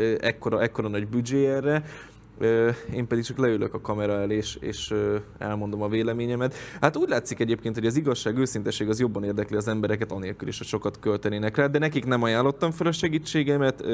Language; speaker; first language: Hungarian; native; Hungarian